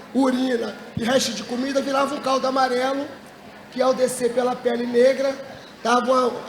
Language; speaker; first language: Portuguese; native; Portuguese